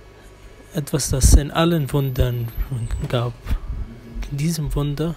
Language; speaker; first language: German; non-native, fluent; Arabic